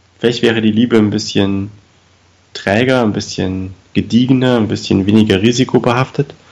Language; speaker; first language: German; native; German